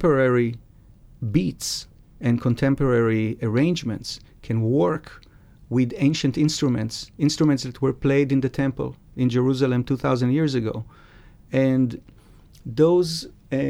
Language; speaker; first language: English; non-native, fluent; Hebrew